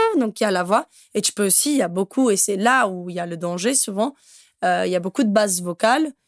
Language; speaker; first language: French; non-native, fluent; Portuguese